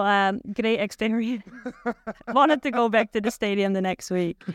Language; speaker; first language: English; non-native, fluent; Dutch